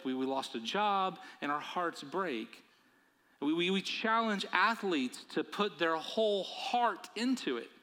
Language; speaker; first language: English; native; English